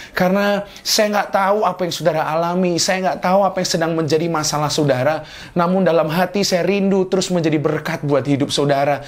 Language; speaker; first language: Indonesian; native; Indonesian